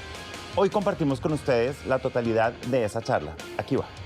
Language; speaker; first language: Spanish; native; Spanish